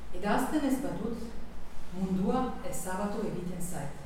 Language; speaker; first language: Basque; non-native, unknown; Slovenian